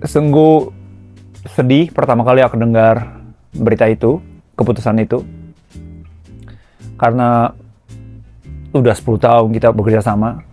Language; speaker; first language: Indonesian; non-native, fluent; Japanese